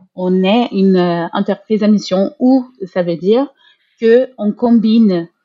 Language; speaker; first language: French; non-native, fluent; Portuguese